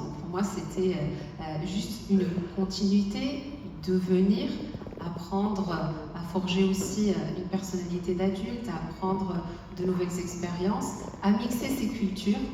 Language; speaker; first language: French; non-native, local second language; Arabic